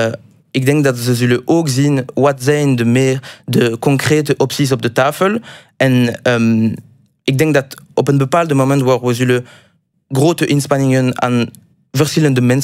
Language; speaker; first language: Dutch; non-native, local second language; French